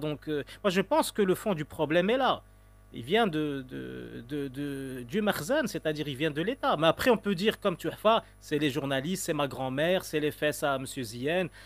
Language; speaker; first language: French; non-native, local second language; Arabic